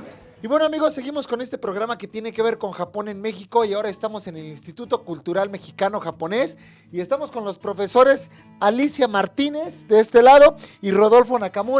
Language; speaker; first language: Spanish; native; Spanish